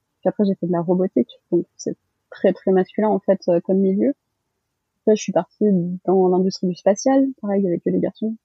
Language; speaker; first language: French; early bilingual, other home language; Malagasy